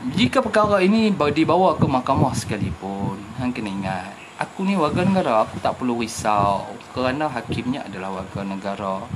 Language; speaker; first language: Malay; native; Malay